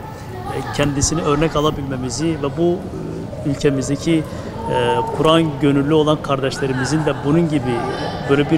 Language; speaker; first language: Turkish; native; Turkish